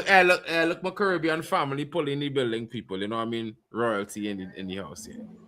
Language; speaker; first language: English; native; English